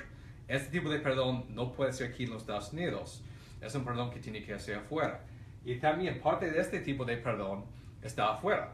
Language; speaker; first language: Spanish; non-native, fluent; English